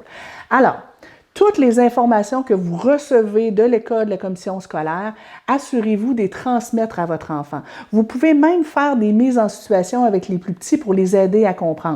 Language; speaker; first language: French; native; French